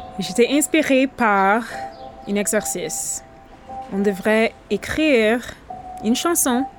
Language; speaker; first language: French; non-native, local second language; English